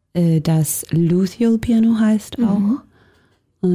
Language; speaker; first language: German; non-native, fluent; Danish